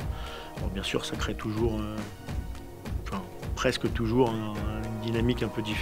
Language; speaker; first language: French; native; French